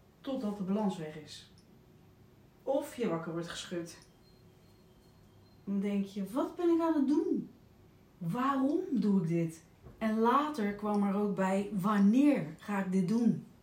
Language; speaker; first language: Dutch; native; Dutch